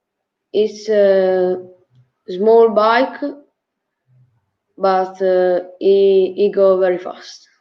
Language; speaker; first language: English; non-native, learner; Italian